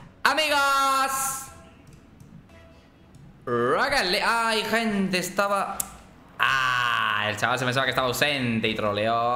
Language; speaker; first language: Spanish; native; Spanish